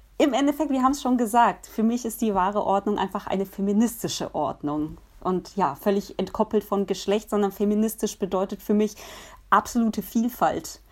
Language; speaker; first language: German; early bilingual, other home language; Polish